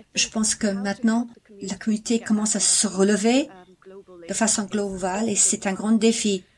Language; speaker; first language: French; non-native, fluent; Cantonese